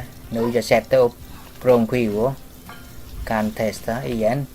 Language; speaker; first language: Swedish; non-native, learner; Vietnamese